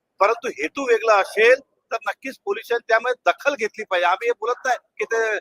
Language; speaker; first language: Marathi; non-native, local second language; Hindi